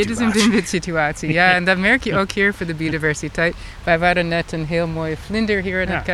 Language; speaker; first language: Dutch; non-native, fluent; English